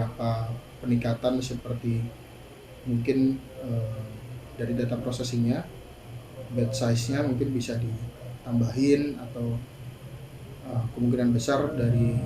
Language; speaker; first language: Indonesian; native; Indonesian